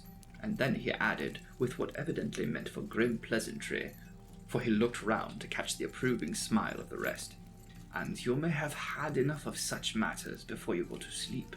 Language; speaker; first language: English; native; English